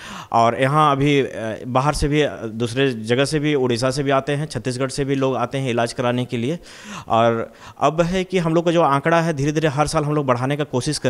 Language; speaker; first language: Hindi; native; Hindi